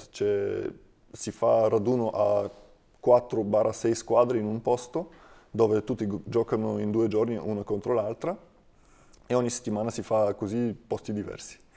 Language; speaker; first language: Italian; non-native, fluent; Bulgarian